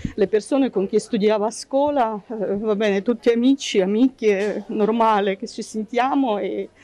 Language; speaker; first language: Italian; non-native, fluent; Ukrainian